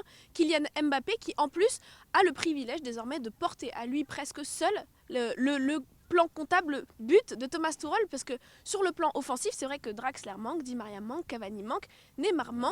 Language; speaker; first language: French; native; French